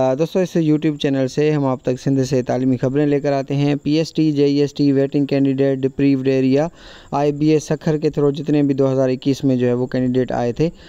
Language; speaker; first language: Urdu; non-native, local second language; Sindhi